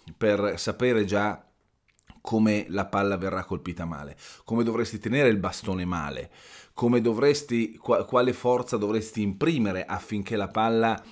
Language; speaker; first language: Italian; native; Italian